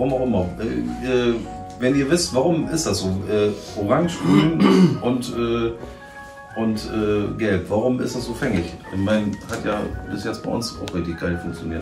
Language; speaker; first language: German; native; German